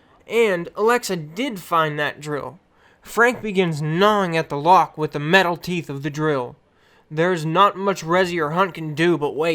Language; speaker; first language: English; native; English